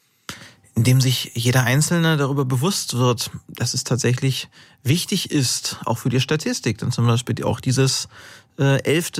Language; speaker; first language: German; native; German